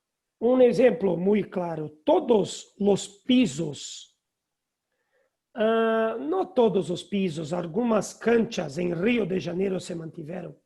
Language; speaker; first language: Spanish; non-native, learner; Portuguese